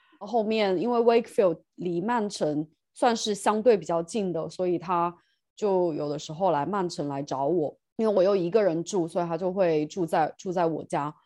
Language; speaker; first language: Chinese; native; Chinese